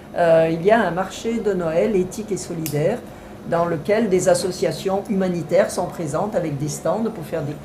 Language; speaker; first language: French; native; French